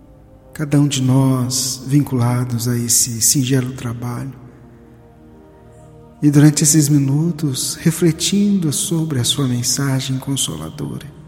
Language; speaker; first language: Portuguese; native; Portuguese